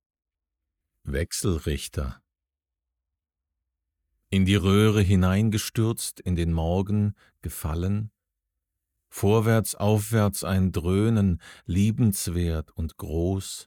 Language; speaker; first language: German; native; German